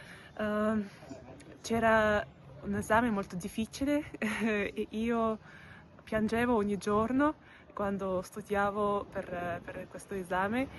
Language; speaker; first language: Italian; non-native, learner; Russian